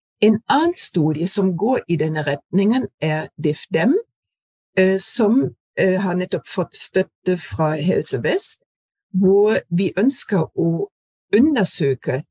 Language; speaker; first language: Norwegian; non-native, fluent; German